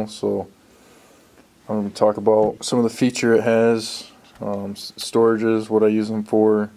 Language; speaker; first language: English; native; English